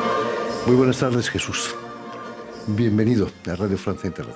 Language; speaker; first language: Spanish; native; Spanish